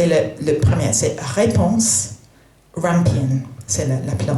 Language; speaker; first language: French; non-native, fluent; English